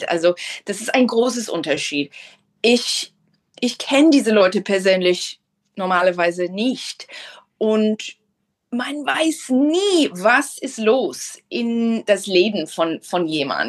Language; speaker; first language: German; non-native, fluent; English